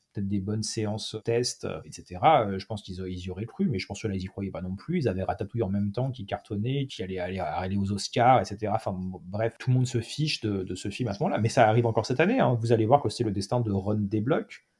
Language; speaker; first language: French; native; French